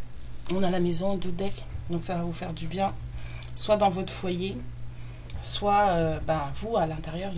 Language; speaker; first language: French; native; French